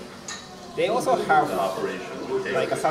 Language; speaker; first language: English; non-native, learner; Japanese